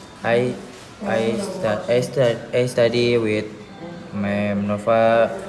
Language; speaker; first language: English; non-native, learner; Indonesian